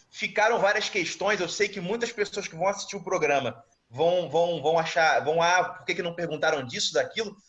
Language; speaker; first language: Portuguese; native; Portuguese